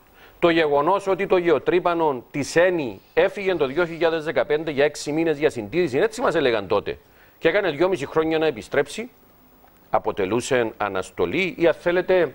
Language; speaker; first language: Greek; native; Greek